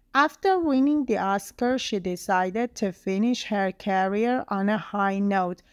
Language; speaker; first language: English; non-native, fluent; Persian